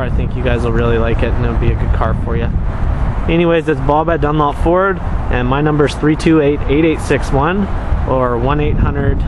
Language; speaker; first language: English; native; English